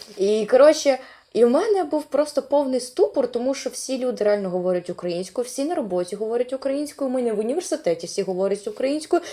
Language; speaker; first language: Ukrainian; non-native, local second language; Russian